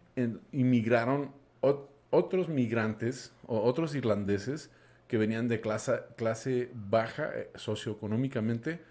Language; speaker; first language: Spanish; non-native, fluent; English